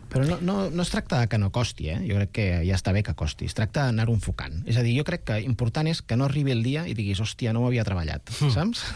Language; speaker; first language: Catalan; non-native, local second language; Spanish